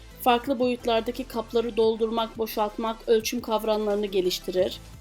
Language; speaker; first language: Turkish; non-native, fluent; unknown